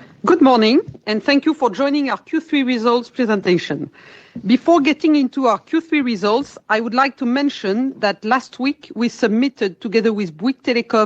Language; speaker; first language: English; non-native, fluent; French